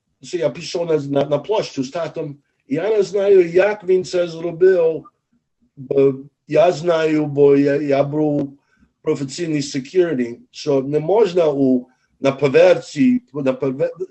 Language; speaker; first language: Ukrainian; early bilingual, heritage; Ukrainian